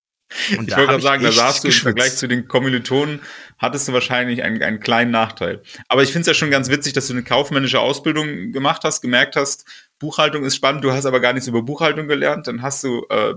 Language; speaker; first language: German; native; German